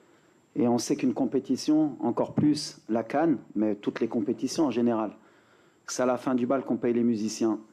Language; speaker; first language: French; native; French